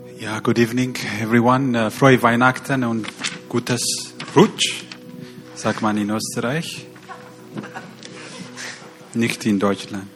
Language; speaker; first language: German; non-native, learner; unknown